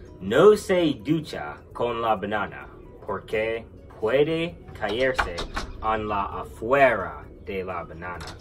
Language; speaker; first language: Spanish; non-native, learner; English